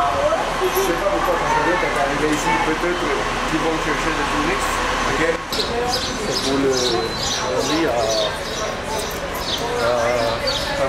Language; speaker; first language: French; non-native, learner; Spanish